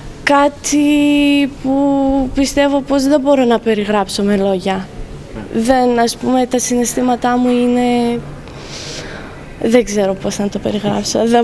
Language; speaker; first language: Greek; non-native, fluent; Romanian